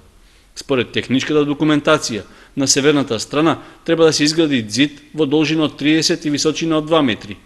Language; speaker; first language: Macedonian; native; Macedonian